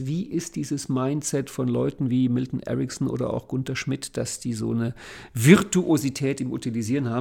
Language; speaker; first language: German; native; German